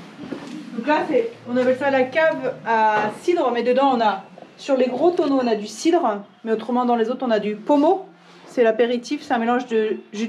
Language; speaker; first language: French; native; French